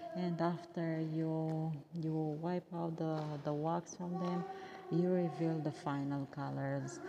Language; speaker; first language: English; non-native, fluent; Romanian